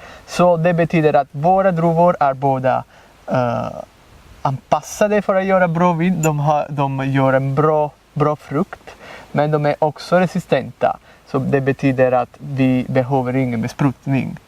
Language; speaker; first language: Swedish; non-native, fluent; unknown